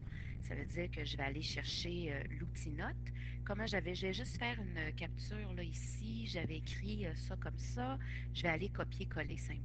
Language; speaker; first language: French; native; French